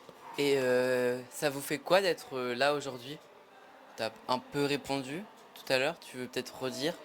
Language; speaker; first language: French; native; French